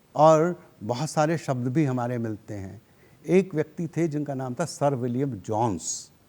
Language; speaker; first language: Hindi; native; Hindi